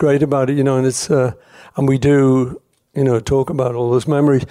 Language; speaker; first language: English; native; English